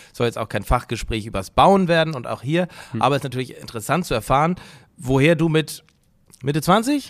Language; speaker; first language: German; native; German